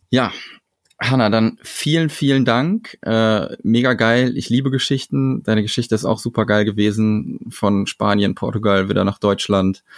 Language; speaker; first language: German; native; German